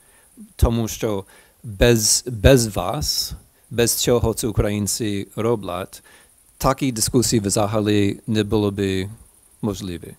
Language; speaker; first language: Ukrainian; non-native, fluent; English